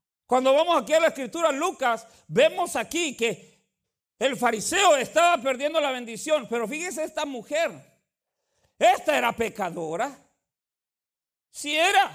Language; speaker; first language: Spanish; native; Spanish